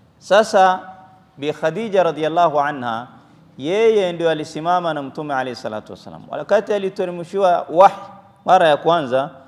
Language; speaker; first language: Swahili; non-native, local second language; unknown